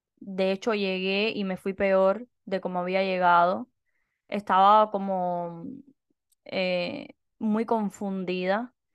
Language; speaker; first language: Spanish; native; Spanish